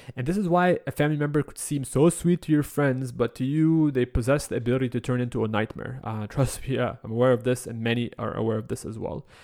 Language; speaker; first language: English; non-native, fluent; Arabic